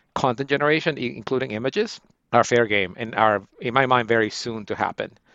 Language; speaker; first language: English; non-native, fluent; Spanish